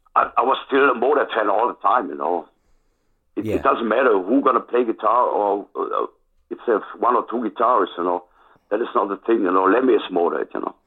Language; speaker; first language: English; non-native, fluent; German